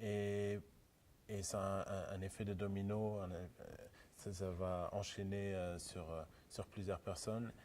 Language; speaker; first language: French; non-native, local second language; Luxembourgish